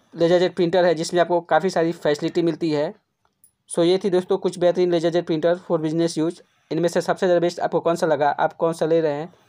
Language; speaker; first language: Hindi; native; Hindi